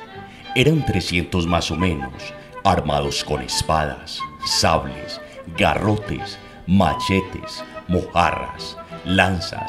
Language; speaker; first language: Spanish; native; Spanish